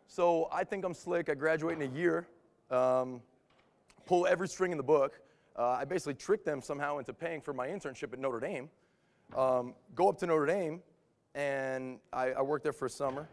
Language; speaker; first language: English; native; English